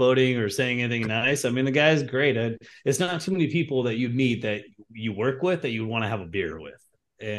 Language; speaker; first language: English; native; English